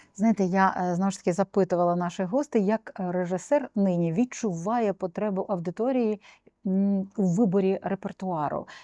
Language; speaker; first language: Ukrainian; native; Ukrainian